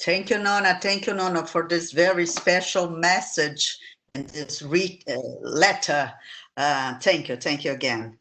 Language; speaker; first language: English; non-native, fluent; Portuguese